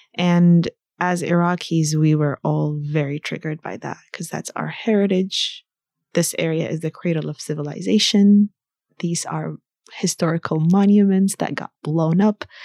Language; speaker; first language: English; early bilingual, other home language; Arabic